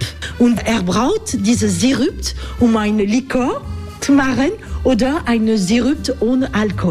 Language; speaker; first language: German; non-native, learner; French